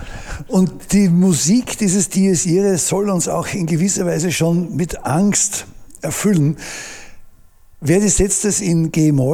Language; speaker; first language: German; native; German